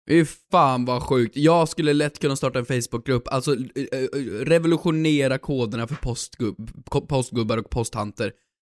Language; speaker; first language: Swedish; native; Swedish